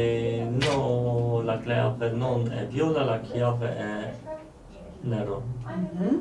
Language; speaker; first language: Italian; non-native, learner; Polish